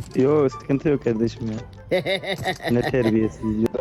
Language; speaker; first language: Turkish; native; Turkish